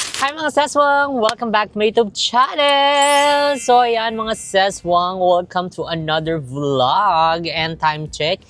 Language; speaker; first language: Filipino; non-native, local second language; Cebuano